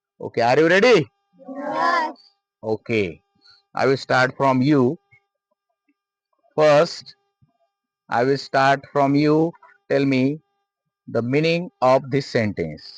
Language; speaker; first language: English; non-native, local second language; Marathi